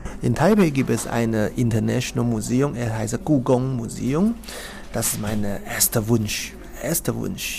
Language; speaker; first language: German; non-native, learner; Chinese